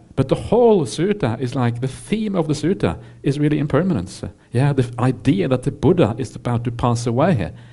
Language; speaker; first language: English; non-native, fluent; Norwegian